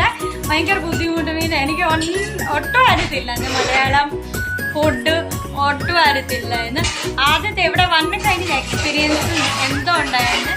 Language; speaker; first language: Malayalam; non-native, learner; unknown